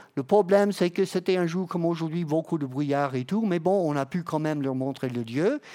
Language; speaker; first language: French; non-native, fluent; English